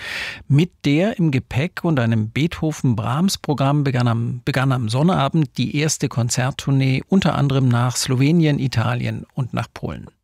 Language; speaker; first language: German; native; German